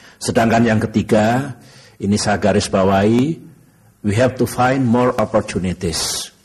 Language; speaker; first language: Indonesian; native; Indonesian